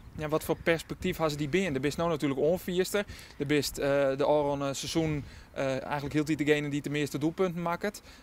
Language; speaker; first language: Dutch; non-native, local second language; Western Frisian